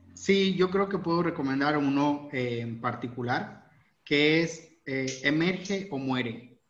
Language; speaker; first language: Spanish; native; Spanish